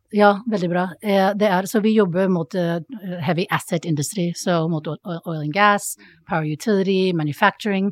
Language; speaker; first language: Norwegian; non-native, fluent; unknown